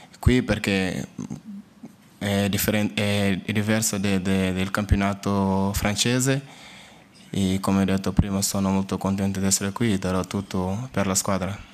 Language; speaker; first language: Italian; non-native, learner; Portuguese